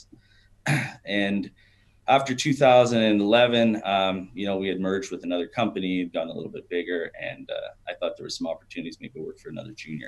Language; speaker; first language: English; native; English